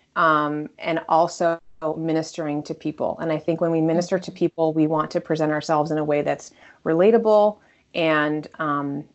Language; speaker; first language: English; native; English